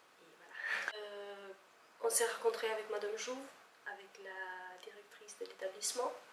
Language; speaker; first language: French; non-native, fluent; Albanian